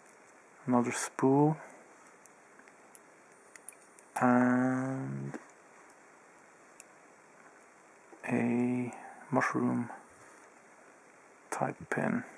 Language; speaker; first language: English; native; English